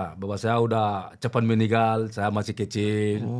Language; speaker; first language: Indonesian; non-native, learner; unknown